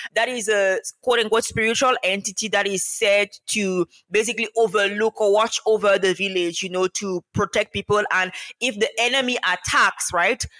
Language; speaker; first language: English; non-native, local second language; French